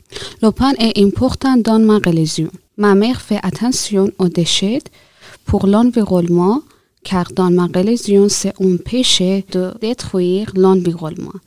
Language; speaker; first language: French; non-native, learner; Persian